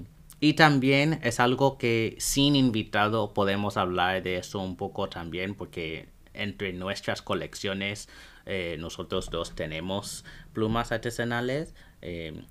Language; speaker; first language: Spanish; non-native, fluent; English